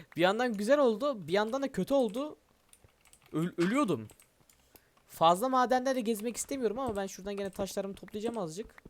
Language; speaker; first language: Turkish; native; Turkish